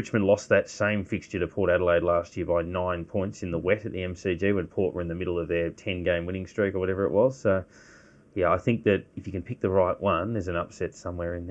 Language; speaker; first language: English; native; English